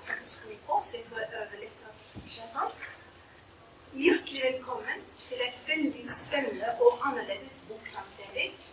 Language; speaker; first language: Norwegian; non-native, fluent; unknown